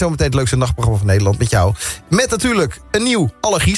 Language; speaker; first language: Dutch; native; Dutch